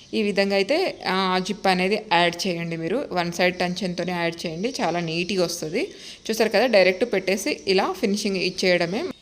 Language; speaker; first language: Telugu; native; Telugu